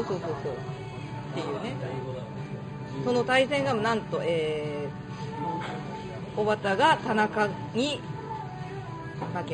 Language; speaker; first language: Japanese; native; Japanese